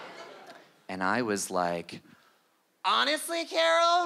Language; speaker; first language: English; native; English